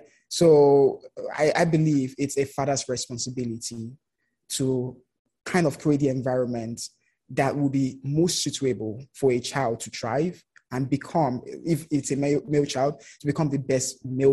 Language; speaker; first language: English; non-native, local second language; Yoruba